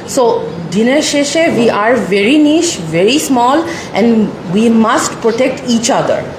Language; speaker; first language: Bangla; native; Bangla